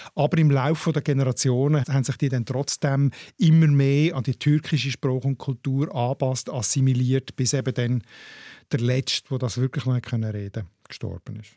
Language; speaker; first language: German; native; German